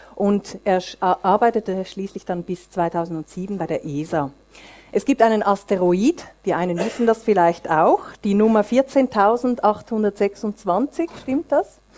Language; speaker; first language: German; native; German